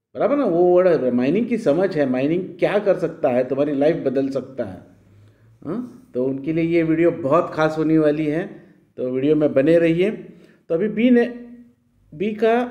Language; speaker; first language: Hindi; non-native, local second language; Marathi